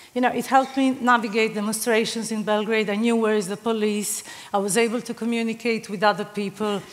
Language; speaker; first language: English; non-native, fluent; Serbian